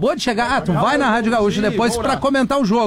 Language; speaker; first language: Portuguese; native; Portuguese